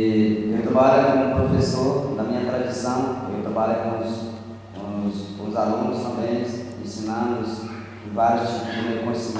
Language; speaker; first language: Portuguese; non-native, local second language; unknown